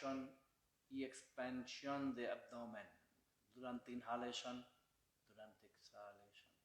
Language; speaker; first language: Spanish; non-native, learner; Bangla